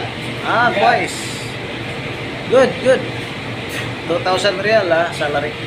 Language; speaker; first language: English; non-native, learner; Filipino